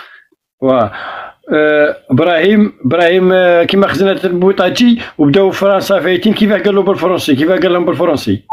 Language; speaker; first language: Arabic; native; Arabic